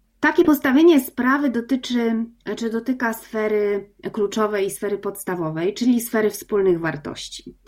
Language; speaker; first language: Polish; native; Polish